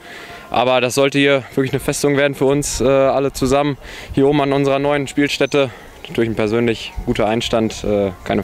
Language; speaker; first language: German; native; German